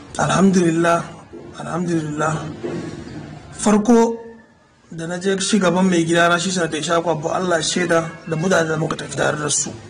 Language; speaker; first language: Hausa; non-native, local second language; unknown